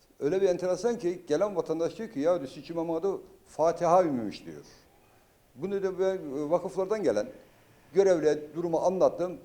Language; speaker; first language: Turkish; native; Turkish